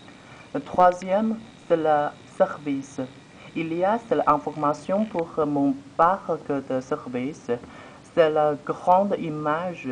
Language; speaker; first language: French; non-native, learner; Chinese